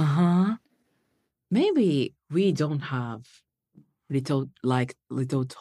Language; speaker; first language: English; non-native, learner; Japanese